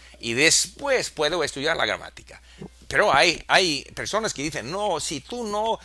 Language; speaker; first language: Spanish; non-native, fluent; English